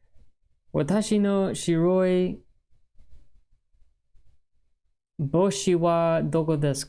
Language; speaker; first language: Japanese; non-native, learner; English